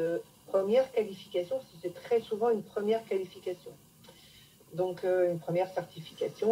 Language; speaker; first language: French; native; French